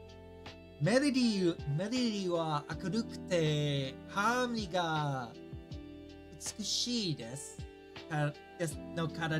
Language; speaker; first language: Japanese; non-native, learner; English